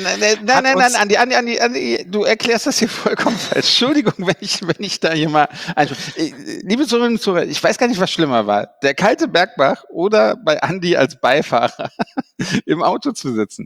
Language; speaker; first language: German; native; German